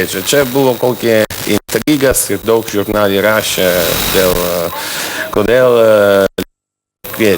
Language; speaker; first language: Lithuanian; non-native, learner; Italian